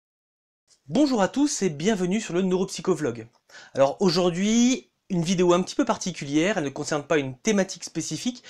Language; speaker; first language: French; native; French